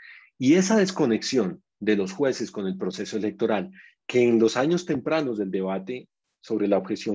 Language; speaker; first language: Spanish; native; Spanish